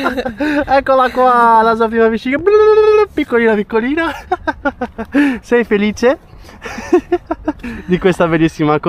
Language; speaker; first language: Italian; native; Italian